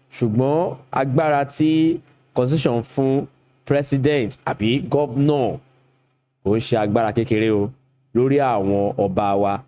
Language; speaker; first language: Yoruba; native; Yoruba